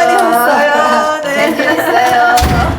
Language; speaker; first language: Korean; non-native, learner; Persian